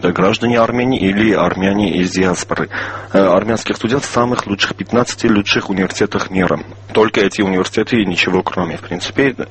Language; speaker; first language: Russian; non-native, local second language; Armenian